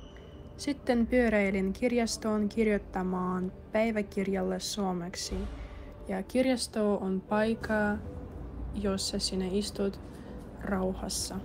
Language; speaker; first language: Finnish; non-native, learner; Russian